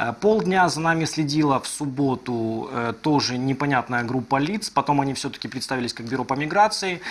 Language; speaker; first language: Russian; native; Russian